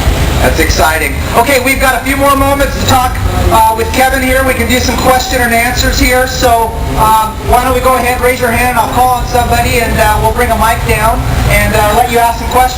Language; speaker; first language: English; native; English